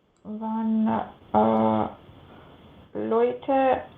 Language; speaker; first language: German; non-native, learner; Macedonian